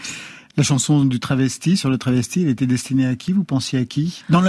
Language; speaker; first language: French; native; French